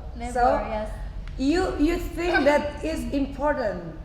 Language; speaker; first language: English; non-native, fluent; Indonesian